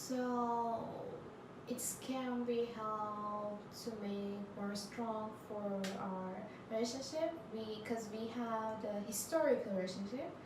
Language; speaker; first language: English; non-native, learner; Turkish